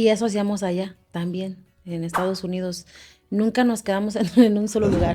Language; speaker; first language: Spanish; native; Spanish